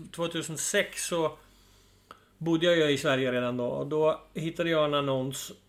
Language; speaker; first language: Swedish; non-native, fluent; Dutch